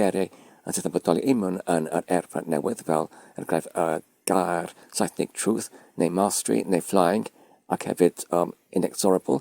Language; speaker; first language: Welsh; non-native, fluent; English